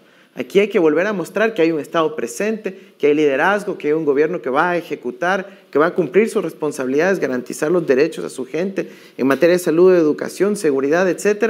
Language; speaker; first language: Spanish; native; Spanish